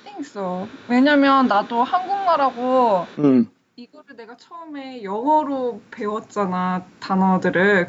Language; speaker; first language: Korean; early bilingual, heritage; Korean